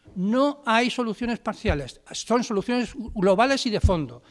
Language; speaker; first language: Spanish; native; Spanish